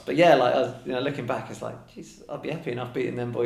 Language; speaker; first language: English; native; English